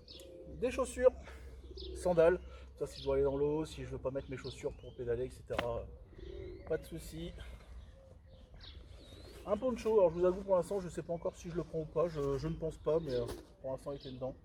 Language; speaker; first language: French; native; French